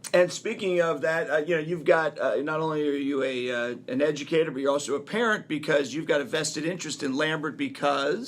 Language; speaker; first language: English; native; English